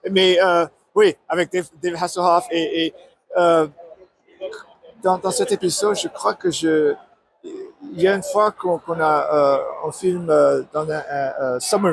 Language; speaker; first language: French; non-native, learner; English